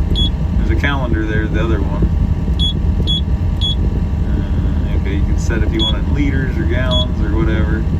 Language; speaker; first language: English; native; English